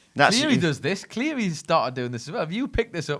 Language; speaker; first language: English; native; English